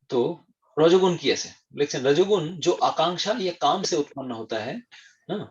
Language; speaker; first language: Hindi; non-native, local second language; Bangla